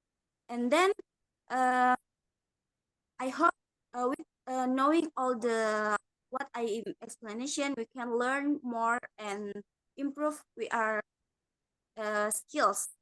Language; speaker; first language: English; non-native, learner; Indonesian